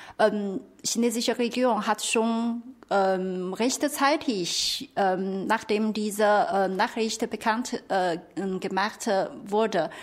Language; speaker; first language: German; non-native, fluent; Chinese